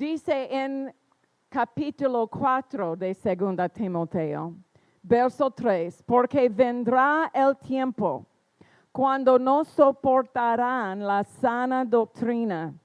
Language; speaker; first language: Spanish; non-native, fluent; English